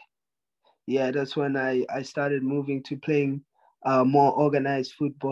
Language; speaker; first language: English; non-native, local second language; Zulu